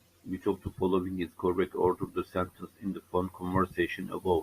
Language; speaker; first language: English; non-native, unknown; Turkish